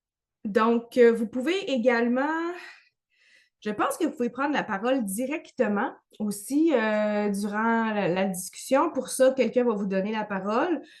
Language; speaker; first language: French; native; French